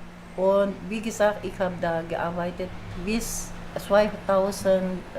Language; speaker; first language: German; non-native, fluent; Filipino